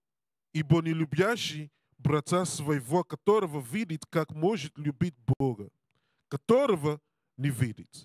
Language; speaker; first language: Russian; non-native, learner; Portuguese